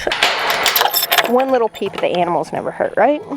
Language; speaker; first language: English; native; English